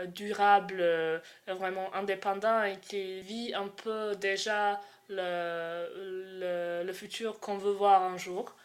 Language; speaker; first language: French; non-native, fluent; Croatian